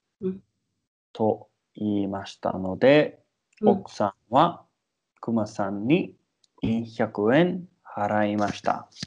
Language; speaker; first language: Japanese; non-native, learner; English